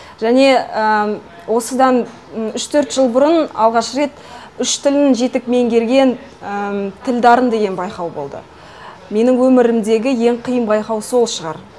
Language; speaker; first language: Kazakh; non-native, local second language; Russian